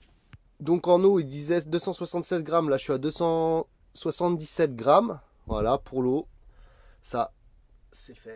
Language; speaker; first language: French; native; French